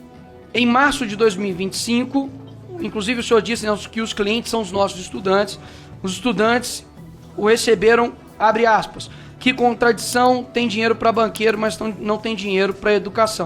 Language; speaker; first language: Portuguese; native; Portuguese